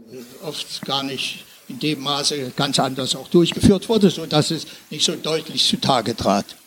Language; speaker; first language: German; native; German